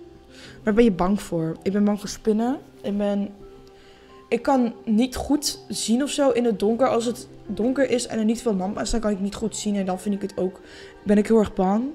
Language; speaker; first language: Dutch; native; Dutch